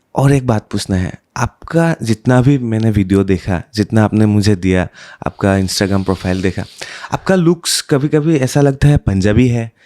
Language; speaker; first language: Hindi; non-native, local second language; Assamese